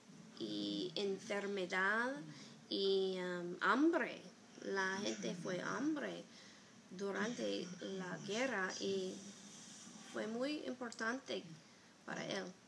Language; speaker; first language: Spanish; non-native, learner; English